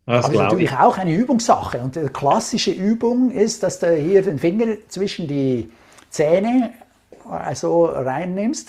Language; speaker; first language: German; native; German